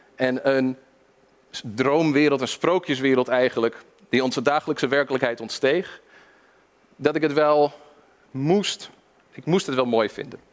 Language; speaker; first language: Dutch; early bilingual, other home language; English